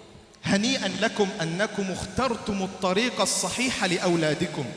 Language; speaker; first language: Arabic; native; Arabic